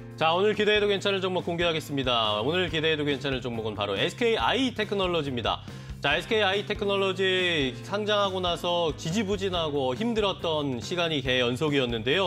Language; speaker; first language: Korean; native; Korean